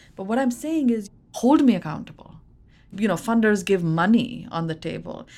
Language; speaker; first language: English; non-native, local second language; Hindi